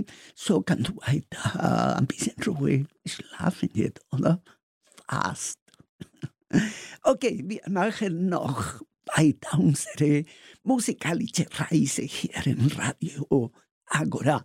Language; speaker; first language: German; non-native, learner; Spanish